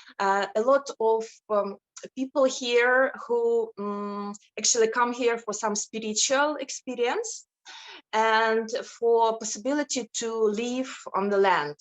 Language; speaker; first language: English; non-native, fluent; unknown